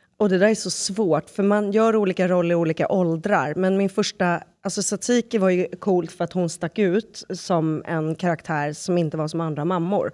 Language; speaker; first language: Swedish; native; Swedish